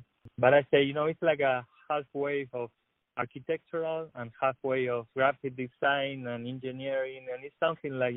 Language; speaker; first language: English; non-native, learner; Spanish